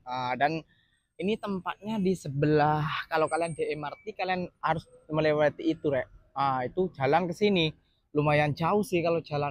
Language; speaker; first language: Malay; non-native, local second language; Javanese